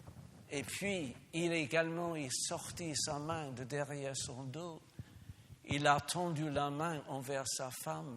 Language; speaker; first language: French; non-native, fluent; English